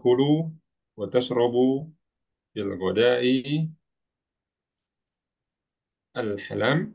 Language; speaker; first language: Arabic; non-native, learner; Indonesian